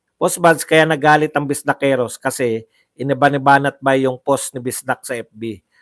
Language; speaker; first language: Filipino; non-native, local second language; Cebuano